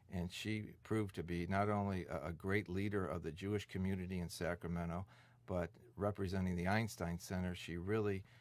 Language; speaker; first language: English; native; English